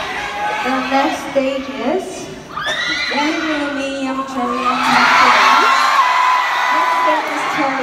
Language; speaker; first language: English; non-native, learner; Korean